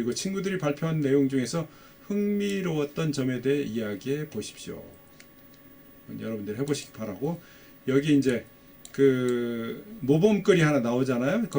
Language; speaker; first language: Korean; native; Korean